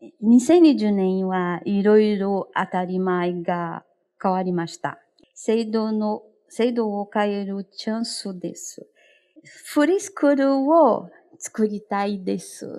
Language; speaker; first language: Japanese; non-native, fluent; Portuguese